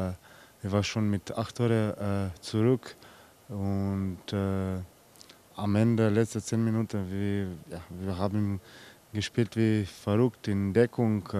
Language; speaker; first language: German; non-native, fluent; Slovenian